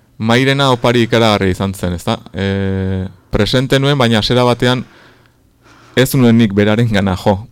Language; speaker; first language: Basque; native; Basque